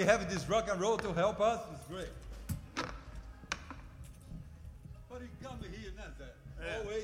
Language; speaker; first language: English; non-native, learner; Portuguese